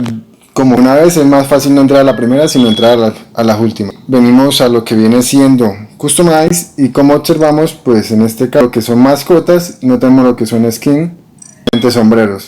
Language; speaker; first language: Spanish; native; Spanish